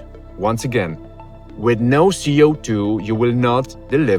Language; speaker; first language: English; non-native, fluent; Polish